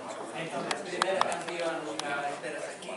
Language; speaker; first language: Spanish; non-native, fluent; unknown